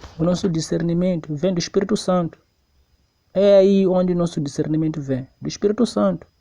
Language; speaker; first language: Portuguese; non-native, local second language; Tsonga